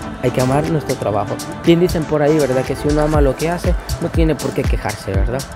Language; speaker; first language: Spanish; native; Spanish